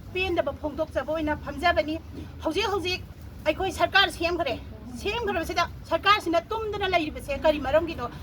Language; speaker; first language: Manipuri; native; Manipuri